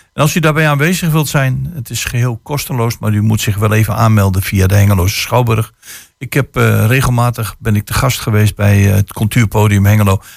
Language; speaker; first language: Dutch; native; Dutch